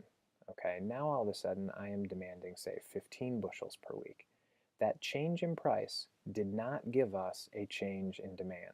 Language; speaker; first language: English; native; English